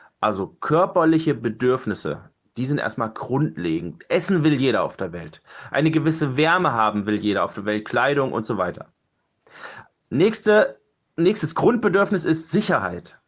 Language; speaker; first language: German; native; German